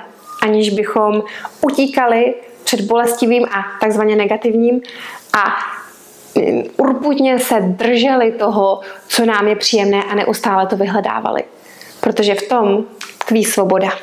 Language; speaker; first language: Czech; native; Czech